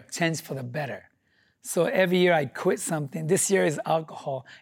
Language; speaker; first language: English; non-native, fluent; Japanese